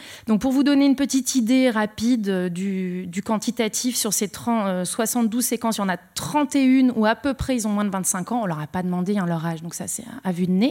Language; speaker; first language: French; native; French